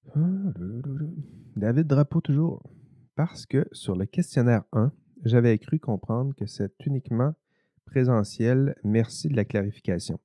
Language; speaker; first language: French; native; French